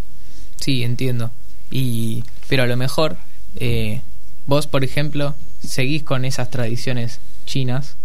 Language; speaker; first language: Spanish; native; Spanish